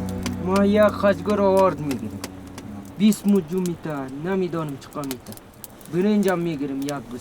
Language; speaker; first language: Persian; non-native, local second language; Kyrgyz